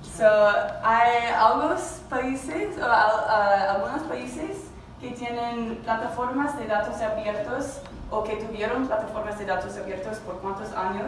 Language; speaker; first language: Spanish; non-native, learner; English